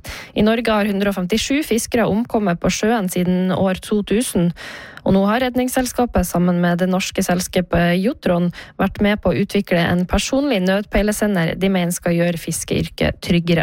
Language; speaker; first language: Norwegian; native; Norwegian